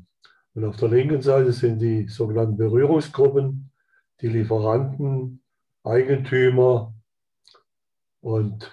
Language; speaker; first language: German; native; German